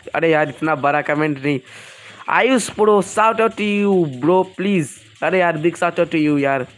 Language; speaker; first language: Hindi; non-native, local second language; Bangla